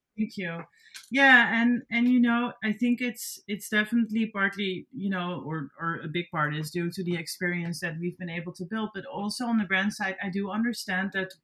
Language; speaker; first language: English; non-native, fluent; Dutch